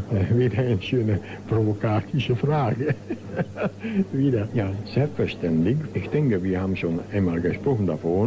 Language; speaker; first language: German; non-native, local second language; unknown